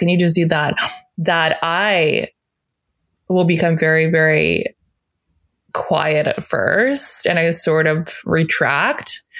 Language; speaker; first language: English; native; English